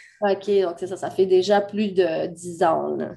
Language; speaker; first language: French; native; French